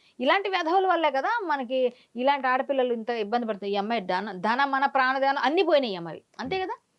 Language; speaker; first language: Telugu; native; Telugu